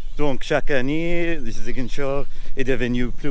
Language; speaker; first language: French; non-native, fluent; English